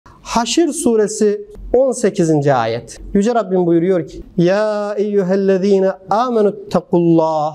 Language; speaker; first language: Turkish; native; Turkish